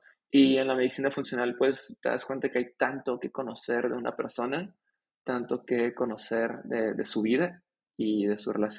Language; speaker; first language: Spanish; native; Spanish